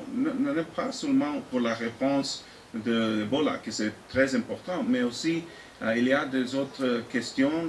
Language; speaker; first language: French; non-native, fluent; English